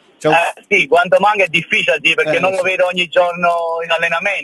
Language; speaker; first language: Italian; early bilingual, heritage; German